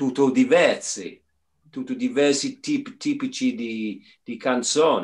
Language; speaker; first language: Italian; non-native, fluent; English